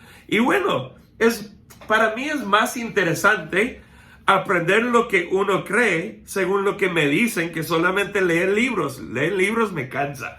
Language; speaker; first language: Spanish; non-native, fluent; English